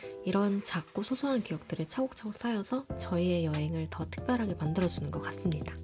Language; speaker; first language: Korean; native; Korean